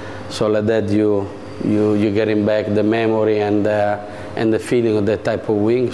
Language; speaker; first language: English; non-native, fluent; Italian